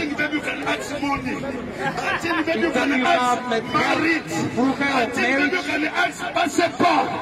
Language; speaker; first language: English; non-native, learner; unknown